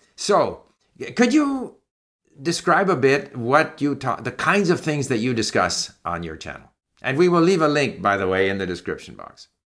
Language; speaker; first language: English; native; English